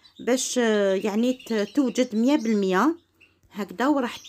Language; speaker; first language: Arabic; native; Arabic